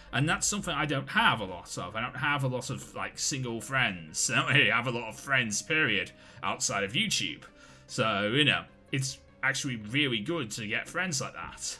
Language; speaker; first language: English; native; English